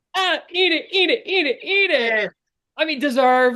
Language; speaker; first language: English; native; English